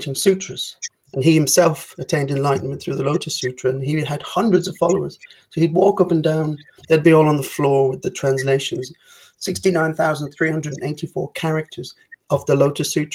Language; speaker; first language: English; native; English